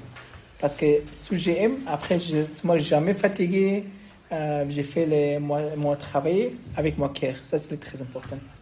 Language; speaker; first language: French; non-native, learner; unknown